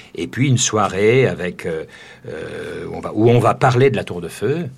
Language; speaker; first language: French; native; French